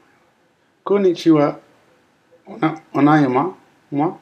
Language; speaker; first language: Japanese; non-native, learner; English